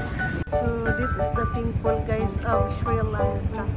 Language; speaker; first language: English; non-native, local second language; Filipino